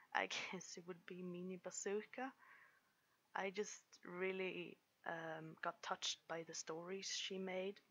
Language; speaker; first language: English; non-native, fluent; Swedish